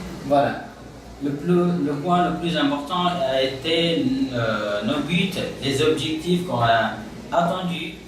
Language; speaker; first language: French; non-native, fluent; Pashto